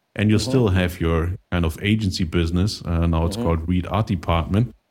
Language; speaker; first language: English; non-native, fluent; German